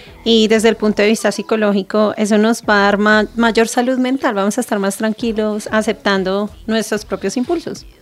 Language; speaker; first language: Spanish; native; Spanish